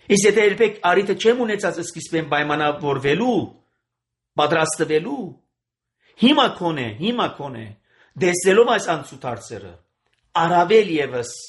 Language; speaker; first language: Armenian; native; Armenian